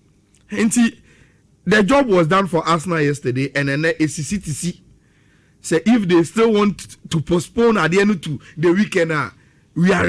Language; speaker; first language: English; non-native, local second language; Akan